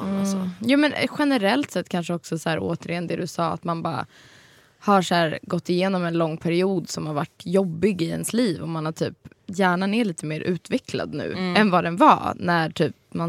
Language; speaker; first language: Swedish; native; Swedish